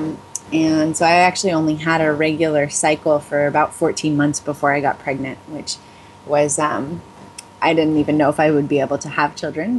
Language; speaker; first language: English; native; English